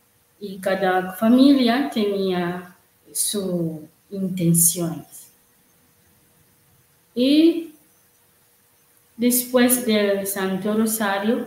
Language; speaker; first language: Spanish; non-native, learner; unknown